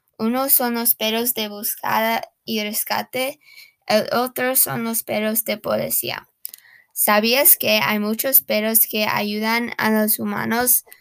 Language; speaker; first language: Spanish; non-native, learner; English